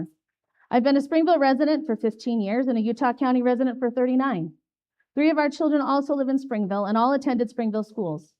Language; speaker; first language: English; native; English